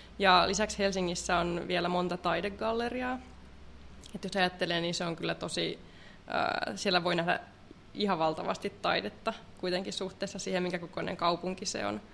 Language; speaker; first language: Finnish; native; Finnish